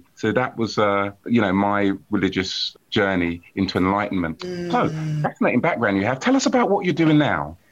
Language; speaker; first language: English; native; English